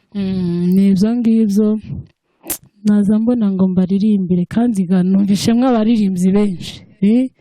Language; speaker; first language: Kinyarwanda; early bilingual, heritage; Kinyarwanda